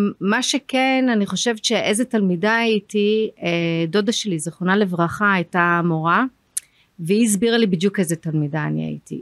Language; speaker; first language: Hebrew; early bilingual, heritage; Hebrew